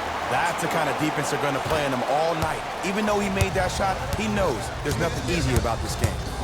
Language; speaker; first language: English; native; English